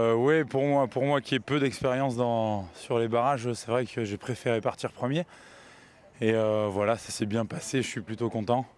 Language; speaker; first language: French; native; French